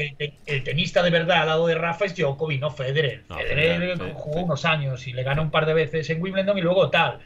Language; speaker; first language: Spanish; native; Spanish